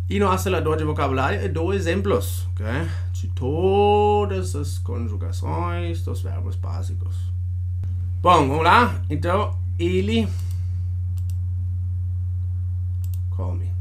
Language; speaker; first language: Portuguese; non-native, fluent; German